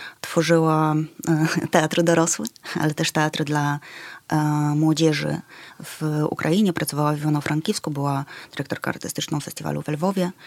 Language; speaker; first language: Polish; early bilingual, other home language; Ukrainian